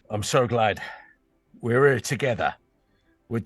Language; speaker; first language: English; native; English